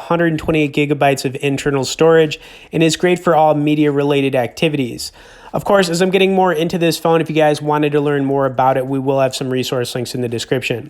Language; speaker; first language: English; native; English